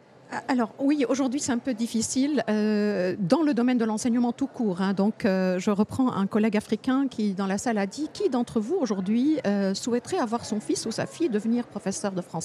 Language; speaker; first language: French; non-native, local second language; Arabic